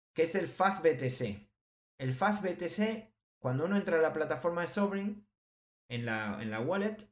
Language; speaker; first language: Spanish; native; Spanish